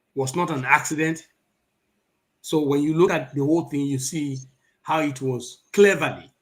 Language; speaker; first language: English; non-native, local second language; Yoruba